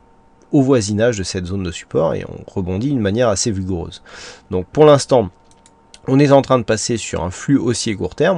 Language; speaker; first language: French; native; French